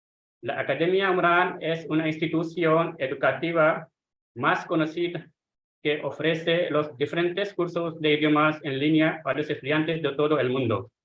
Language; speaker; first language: Spanish; non-native, fluent; Hindi